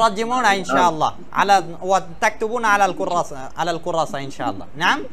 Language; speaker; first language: Arabic; non-native, fluent; Bangla